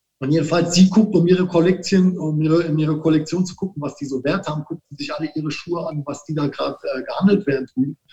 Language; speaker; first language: German; native; German